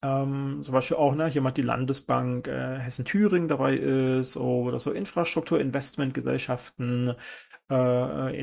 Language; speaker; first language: German; native; German